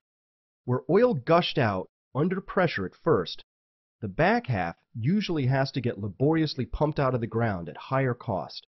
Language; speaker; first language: English; native; English